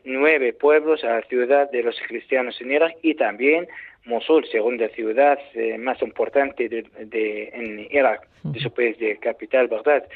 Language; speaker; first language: Spanish; non-native, learner; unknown